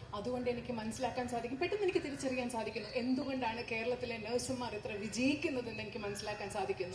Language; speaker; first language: Malayalam; native; Malayalam